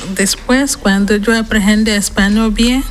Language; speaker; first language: Spanish; non-native, learner; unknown